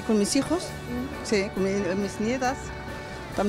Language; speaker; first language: Spanish; non-native, local second language; Arabic